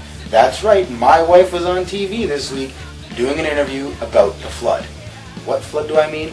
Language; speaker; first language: English; native; English